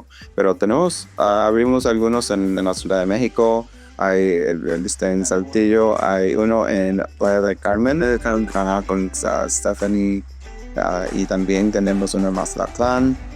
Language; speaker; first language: Spanish; non-native, fluent; English